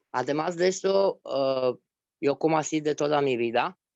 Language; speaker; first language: Spanish; non-native, fluent; Romanian